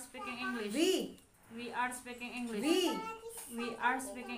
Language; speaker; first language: English; non-native, learner; Indonesian